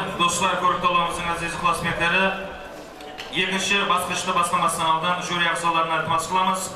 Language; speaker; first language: Uzbek; non-native, local second language; Kara-Kalpak